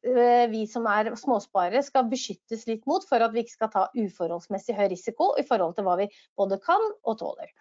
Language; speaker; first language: Norwegian; native; Norwegian